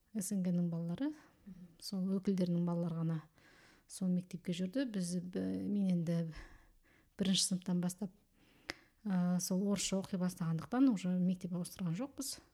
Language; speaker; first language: Kazakh; early bilingual, heritage; Kazakh